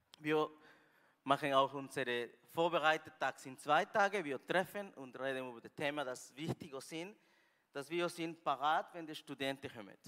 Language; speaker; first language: German; non-native, learner; Spanish